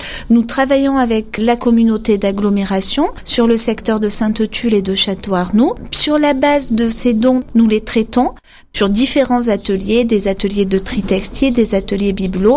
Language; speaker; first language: French; native; French